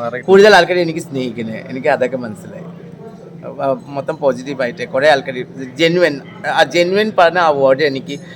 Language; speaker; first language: Malayalam; non-native, local second language; Assamese